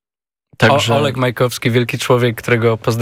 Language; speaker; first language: Polish; native; Polish